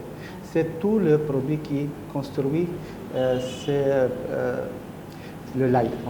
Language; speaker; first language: French; non-native, learner; Arabic